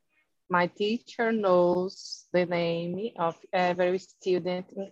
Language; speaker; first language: English; non-native, learner; Portuguese